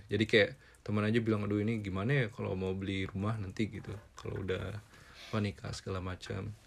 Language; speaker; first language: Indonesian; native; Indonesian